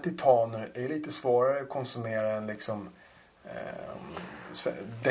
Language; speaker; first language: Swedish; native; Swedish